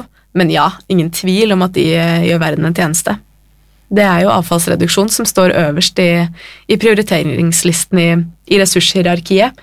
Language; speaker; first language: Norwegian; native; Norwegian